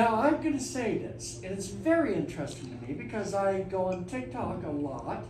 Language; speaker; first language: English; native; English